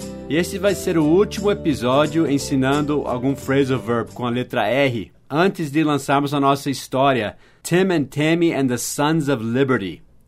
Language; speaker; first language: Portuguese; non-native, fluent; English